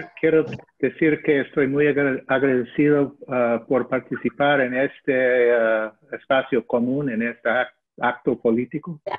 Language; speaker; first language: Spanish; non-native, fluent; English